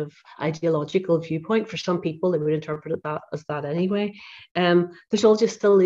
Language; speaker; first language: English; native; English